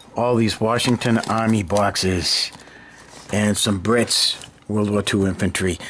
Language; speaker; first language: English; native; English